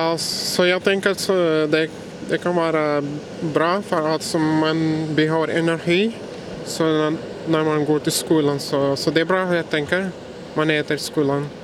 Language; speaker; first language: Swedish; non-native, learner; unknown